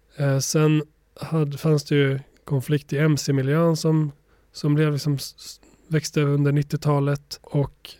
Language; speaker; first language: Swedish; early bilingual, other home language; Albanian